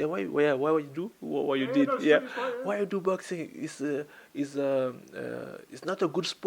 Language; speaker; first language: English; non-native, learner; French